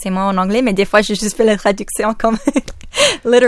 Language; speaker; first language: French; non-native, local second language; English